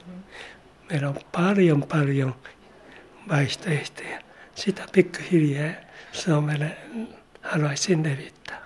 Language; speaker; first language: Finnish; non-native, learner; Japanese